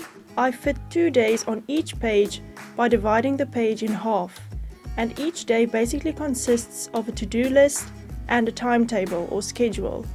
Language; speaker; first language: English; native; English